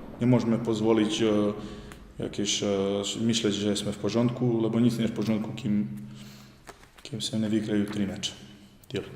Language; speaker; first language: Polish; non-native, learner; Serbian